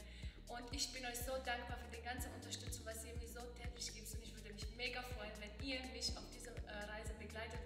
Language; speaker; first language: German; non-native, fluent; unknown